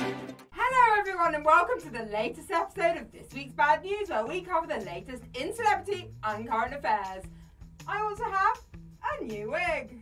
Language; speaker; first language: English; native; English